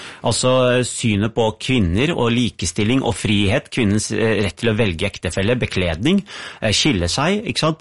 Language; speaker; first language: Norwegian; early bilingual, other home language; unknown